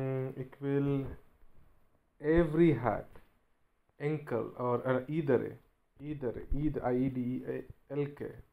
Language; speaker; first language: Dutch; non-native, learner; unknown